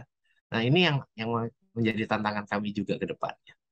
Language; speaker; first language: Indonesian; native; Indonesian